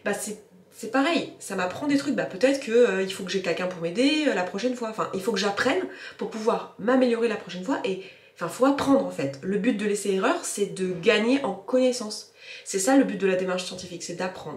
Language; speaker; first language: French; native; French